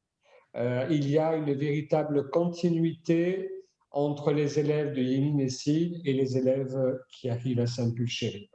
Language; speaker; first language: French; native; French